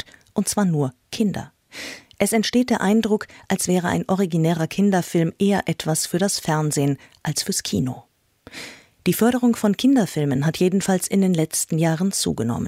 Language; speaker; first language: German; native; German